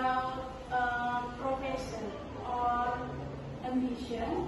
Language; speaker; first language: English; non-native, learner; Indonesian